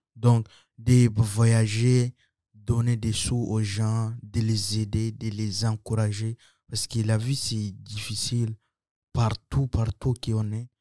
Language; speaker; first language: French; non-native, local second language; Sango